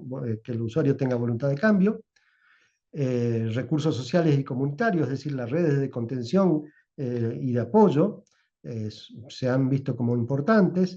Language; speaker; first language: Spanish; native; Spanish